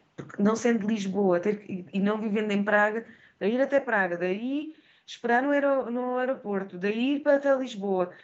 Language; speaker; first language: Portuguese; native; Portuguese